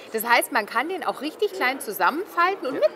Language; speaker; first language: German; native; German